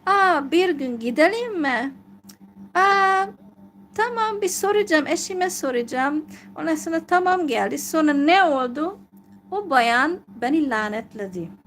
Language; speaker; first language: Turkish; non-native, fluent; Hungarian